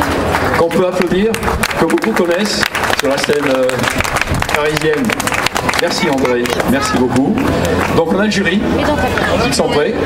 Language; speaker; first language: French; native; French